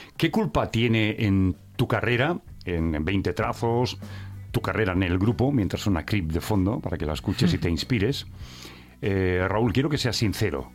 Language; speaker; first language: Spanish; native; Spanish